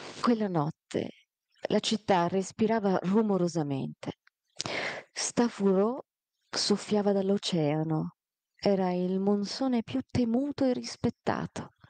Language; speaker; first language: Italian; early bilingual, other home language; Amharic